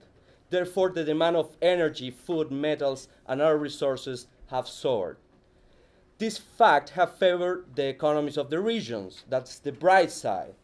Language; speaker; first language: English; non-native, fluent; Spanish